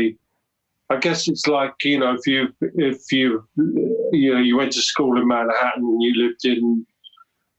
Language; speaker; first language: English; native; English